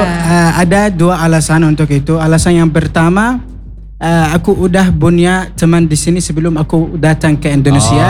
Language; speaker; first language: Indonesian; non-native, learner; Arabic